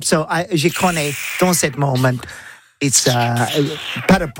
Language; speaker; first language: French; non-native, learner; English